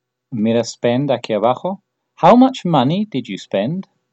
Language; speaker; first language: English; native; English